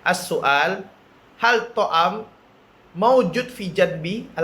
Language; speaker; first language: Arabic; non-native, fluent; Indonesian